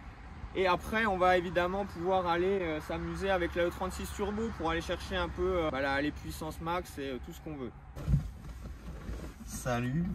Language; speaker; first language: French; native; French